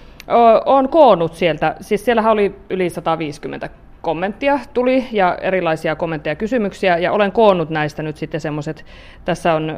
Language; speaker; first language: Finnish; native; Finnish